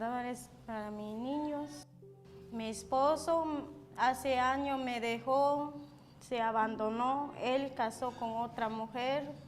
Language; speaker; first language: Spanish; non-native, local second language; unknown